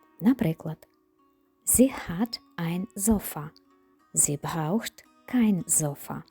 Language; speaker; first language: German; non-native, fluent; Ukrainian